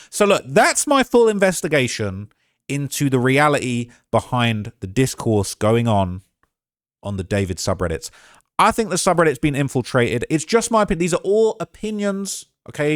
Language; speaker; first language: English; native; English